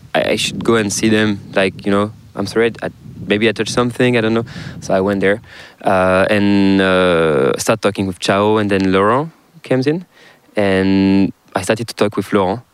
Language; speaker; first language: English; non-native, fluent; French